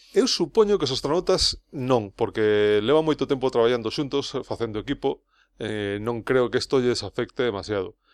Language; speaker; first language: Galician; non-native, local second language; Spanish